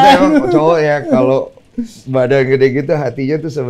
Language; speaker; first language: Indonesian; native; Indonesian